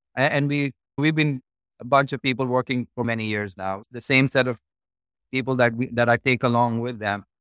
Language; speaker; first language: English; non-native, local second language; Hindi